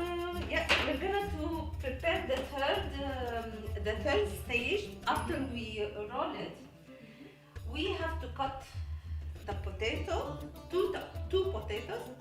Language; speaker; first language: English; non-native, learner; Arabic